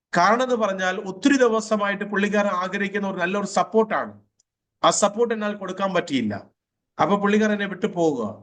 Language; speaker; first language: Malayalam; native; Malayalam